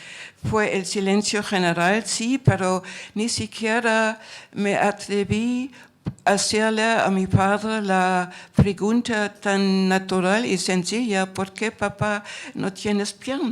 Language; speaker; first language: Spanish; non-native, fluent; German